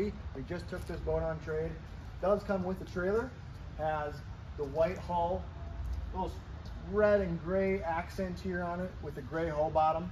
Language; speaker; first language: English; native; English